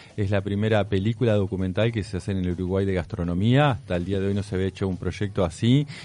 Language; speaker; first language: Spanish; native; Spanish